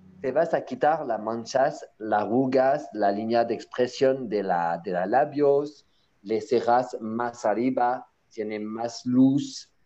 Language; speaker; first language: Spanish; non-native, learner; French